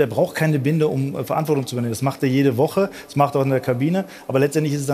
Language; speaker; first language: German; native; German